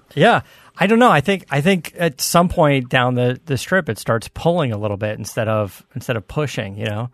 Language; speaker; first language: English; native; English